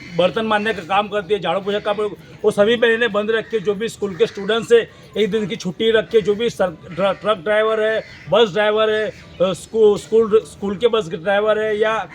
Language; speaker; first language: Hindi; non-native, local second language; Gujarati